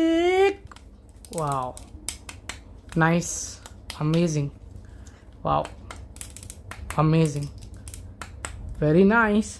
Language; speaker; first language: English; non-native, learner; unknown